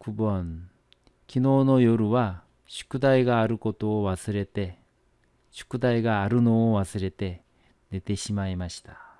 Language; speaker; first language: Japanese; non-native, fluent; Korean